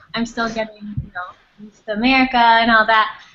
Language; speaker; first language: English; non-native, fluent; Thai